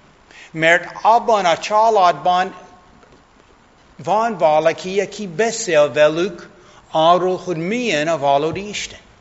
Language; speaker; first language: Hungarian; non-native, fluent; English